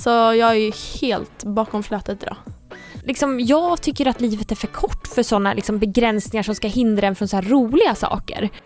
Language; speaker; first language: Swedish; native; Swedish